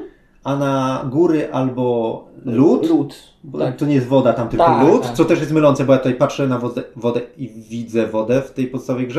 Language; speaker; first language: Polish; native; Polish